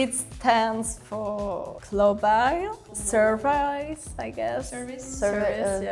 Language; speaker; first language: English; non-native, fluent; French